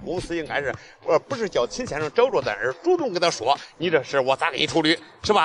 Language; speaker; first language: Chinese; native; Chinese